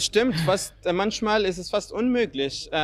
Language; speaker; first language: German; non-native, fluent; Arabic